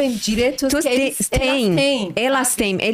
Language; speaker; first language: Portuguese; non-native, learner; Persian